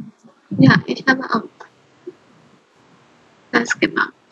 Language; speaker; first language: German; non-native, fluent; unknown